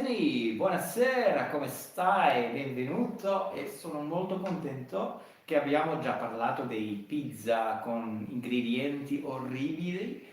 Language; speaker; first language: Italian; non-native, learner; English